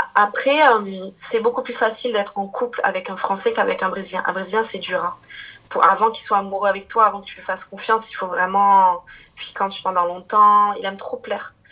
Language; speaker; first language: French; early bilingual, other home language; Portuguese